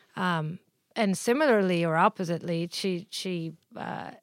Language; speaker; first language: English; early bilingual, other home language; Italian